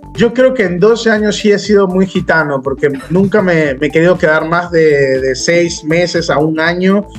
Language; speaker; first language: Spanish; native; Spanish